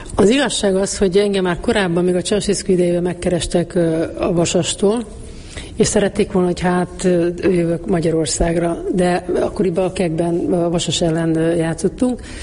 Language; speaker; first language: Hungarian; native; Hungarian